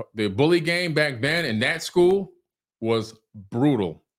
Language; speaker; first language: English; native; English